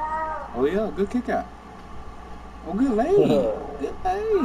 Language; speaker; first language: English; native; English